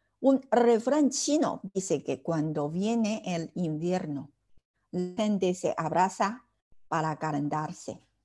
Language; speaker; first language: Spanish; non-native, fluent; Chinese